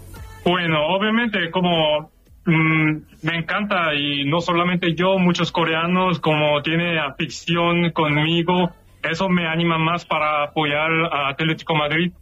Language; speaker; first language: Spanish; non-native, fluent; Korean